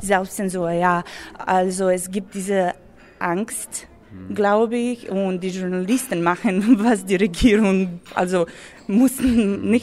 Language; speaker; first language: German; non-native, learner; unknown